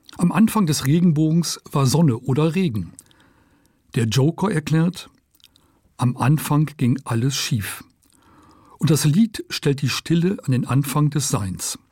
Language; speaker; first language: German; non-native, local second language; Luxembourgish